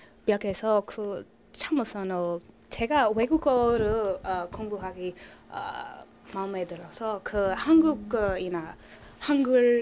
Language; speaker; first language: Korean; non-native, learner; English